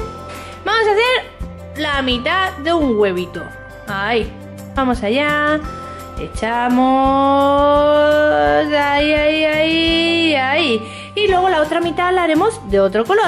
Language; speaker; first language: Spanish; native; Spanish